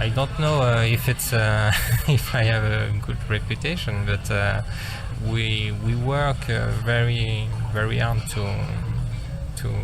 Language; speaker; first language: English; non-native, learner; French